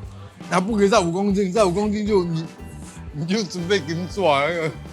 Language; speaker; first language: Chinese; non-native, local second language; English